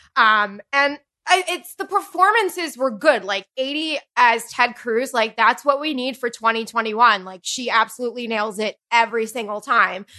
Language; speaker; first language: English; native; English